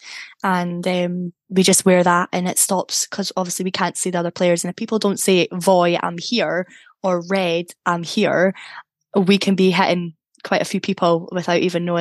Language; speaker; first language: English; native; English